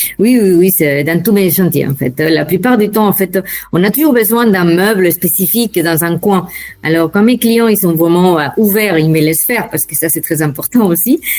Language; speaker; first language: French; non-native, fluent; Spanish